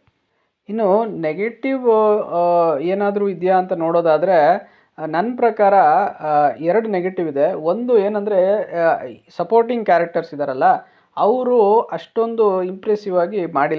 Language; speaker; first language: Kannada; native; Kannada